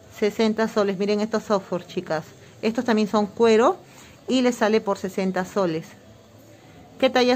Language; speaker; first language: Spanish; native; Spanish